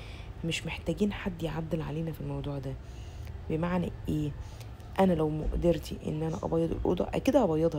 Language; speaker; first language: Arabic; native; Arabic